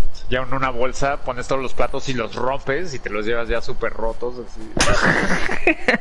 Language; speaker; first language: Spanish; native; Spanish